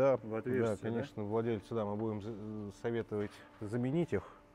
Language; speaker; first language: Russian; native; Russian